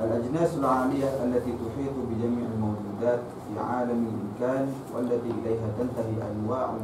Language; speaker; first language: Arabic; non-native, learner; Malay